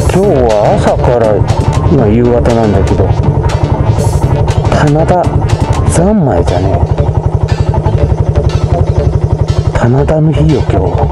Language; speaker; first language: Japanese; native; Japanese